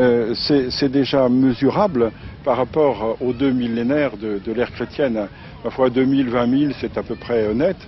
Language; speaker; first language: French; native; French